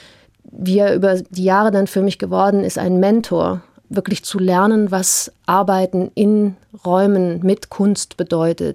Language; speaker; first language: German; early bilingual, heritage; German